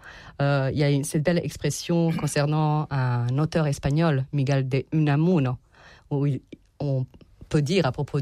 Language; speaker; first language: French; non-native, fluent; Serbian